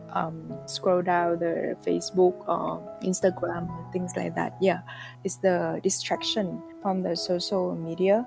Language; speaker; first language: English; non-native, fluent; Vietnamese